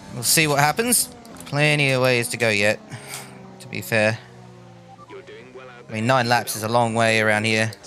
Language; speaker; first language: English; native; English